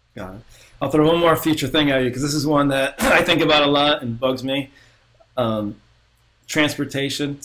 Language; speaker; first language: English; native; English